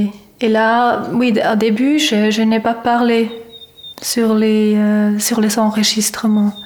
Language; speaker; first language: French; non-native, fluent; German